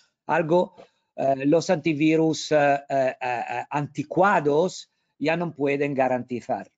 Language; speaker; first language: Spanish; non-native, learner; Italian